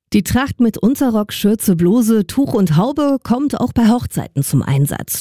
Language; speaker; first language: German; native; German